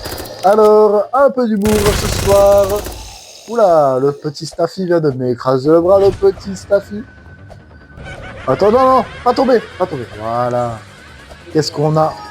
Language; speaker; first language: French; native; French